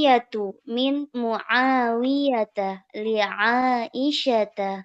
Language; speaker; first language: Arabic; non-native, learner; Indonesian